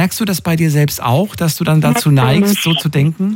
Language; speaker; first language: German; native; German